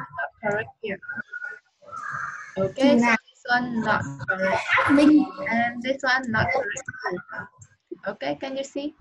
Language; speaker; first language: English; non-native, learner; Vietnamese